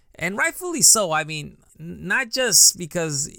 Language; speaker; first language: English; native; English